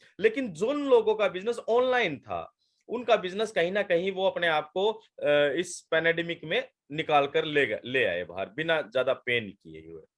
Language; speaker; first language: Hindi; native; Hindi